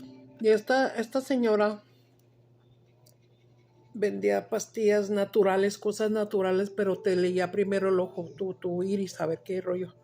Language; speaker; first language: Spanish; early bilingual, heritage; Spanish